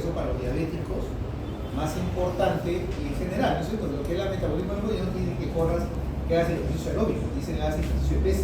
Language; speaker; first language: Spanish; native; Spanish